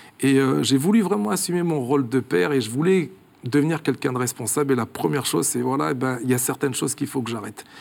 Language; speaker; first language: French; early bilingual, other home language; Kabuverdianu